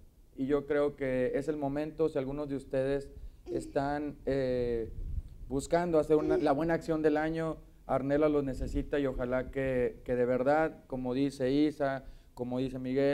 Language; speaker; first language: Spanish; native; Spanish